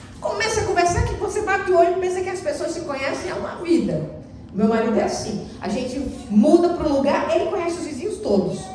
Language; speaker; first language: Portuguese; native; Portuguese